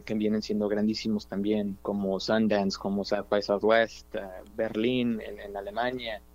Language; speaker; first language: Spanish; early bilingual, heritage; Spanish